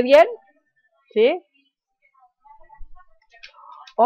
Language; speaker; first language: Spanish; native; Spanish